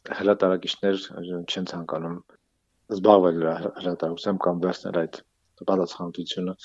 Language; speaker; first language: Armenian; native; Armenian